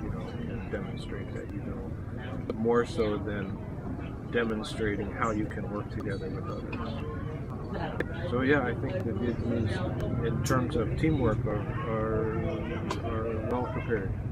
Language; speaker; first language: English; non-native, fluent; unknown